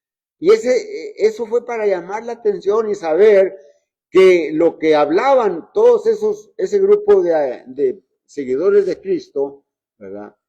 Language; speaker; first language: Spanish; native; Spanish